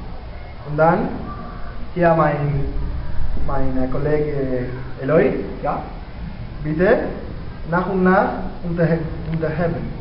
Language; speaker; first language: German; non-native, learner; Spanish